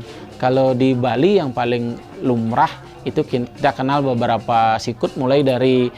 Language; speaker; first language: Indonesian; native; Indonesian